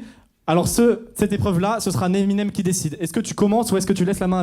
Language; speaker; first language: French; native; French